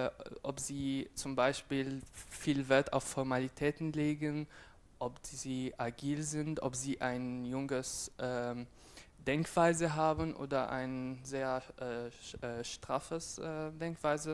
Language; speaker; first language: German; non-native, fluent; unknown